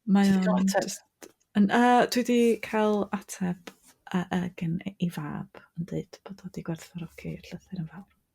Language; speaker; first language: Welsh; native; Welsh